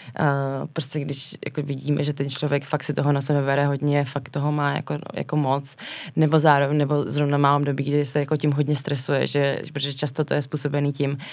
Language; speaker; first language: Czech; native; Czech